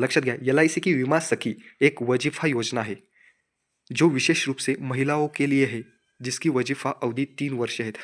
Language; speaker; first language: Hindi; non-native, local second language; Marathi